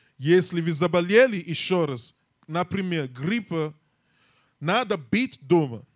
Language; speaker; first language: Russian; non-native, learner; English